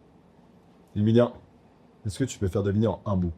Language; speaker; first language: French; native; French